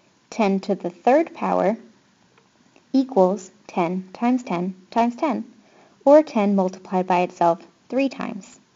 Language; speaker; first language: English; native; English